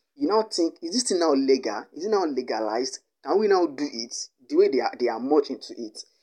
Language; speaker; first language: English; non-native, local second language; Yoruba